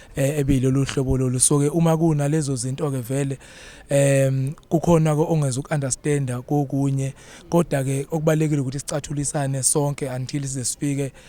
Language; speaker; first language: Zulu; native; Zulu